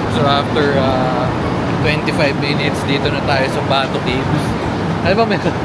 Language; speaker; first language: Filipino; native; Filipino